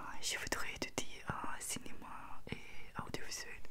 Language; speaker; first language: French; non-native, learner; Russian